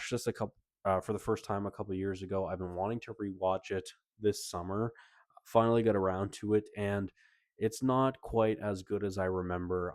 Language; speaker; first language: English; native; English